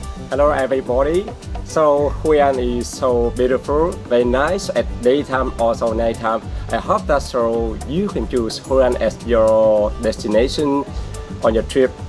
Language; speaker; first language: English; non-native, learner; Vietnamese